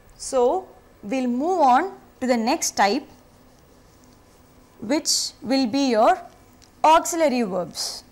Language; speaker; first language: English; non-native, local second language; Tamil